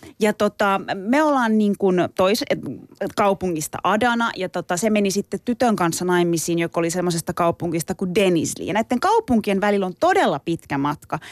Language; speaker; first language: Finnish; early bilingual, other home language; Turkish